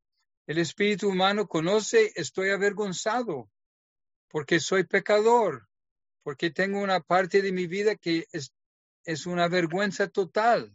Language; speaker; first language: Spanish; non-native, fluent; English